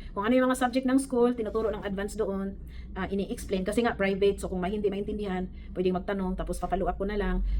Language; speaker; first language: Filipino; native; Filipino